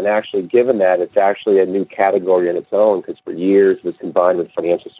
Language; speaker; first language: English; native; English